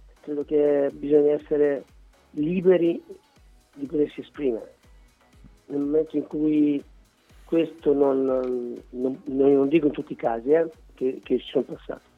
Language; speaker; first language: Italian; native; Italian